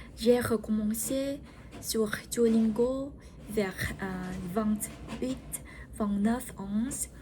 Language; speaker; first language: French; non-native, learner; Vietnamese